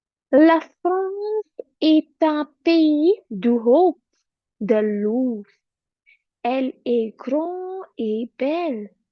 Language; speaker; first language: French; non-native, fluent; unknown